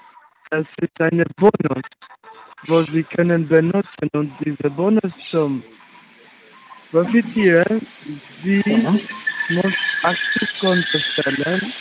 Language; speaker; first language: German; non-native, learner; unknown